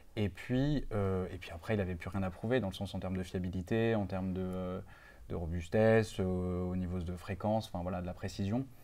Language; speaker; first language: French; native; French